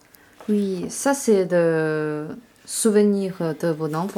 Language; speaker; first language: French; non-native, learner; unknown